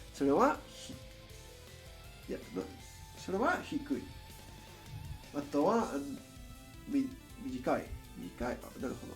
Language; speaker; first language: Japanese; non-native, learner; Spanish